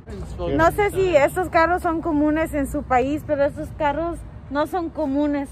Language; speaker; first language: Spanish; early bilingual, heritage; Spanish